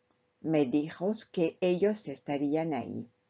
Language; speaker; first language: Spanish; non-native, fluent; French